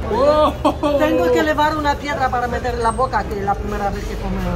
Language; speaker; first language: Spanish; non-native, fluent; Romanian